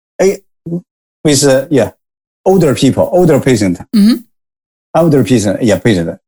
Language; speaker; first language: English; non-native, learner; Japanese